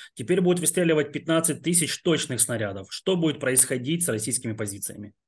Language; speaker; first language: Russian; non-native, local second language; Ukrainian